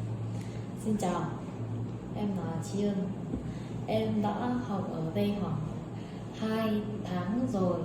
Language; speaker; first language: Vietnamese; non-native, learner; Korean